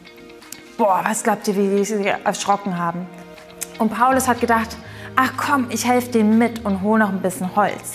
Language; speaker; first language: German; native; German